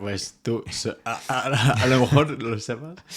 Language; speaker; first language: Spanish; non-native, fluent; English